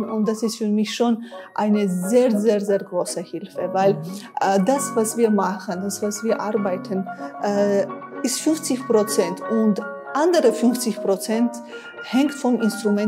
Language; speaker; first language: German; non-native, fluent; Armenian